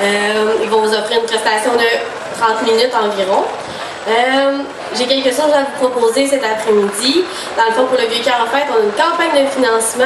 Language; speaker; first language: French; native; French